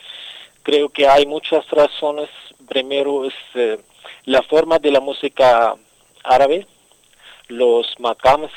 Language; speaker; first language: Spanish; non-native, fluent; Arabic